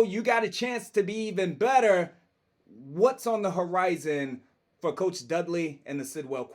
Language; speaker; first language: English; native; English